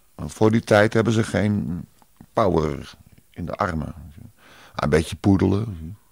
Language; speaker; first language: Dutch; native; Dutch